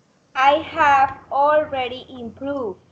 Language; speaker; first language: English; non-native, learner; Spanish